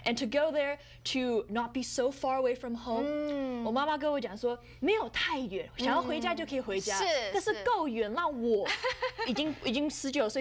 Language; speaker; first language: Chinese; early bilingual, heritage; Chinese